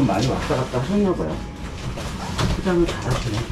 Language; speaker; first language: Korean; native; Korean